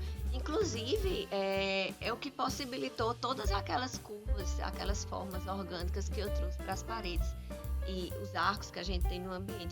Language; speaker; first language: Portuguese; native; Portuguese